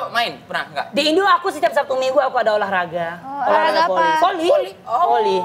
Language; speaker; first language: Indonesian; non-native, fluent; Thai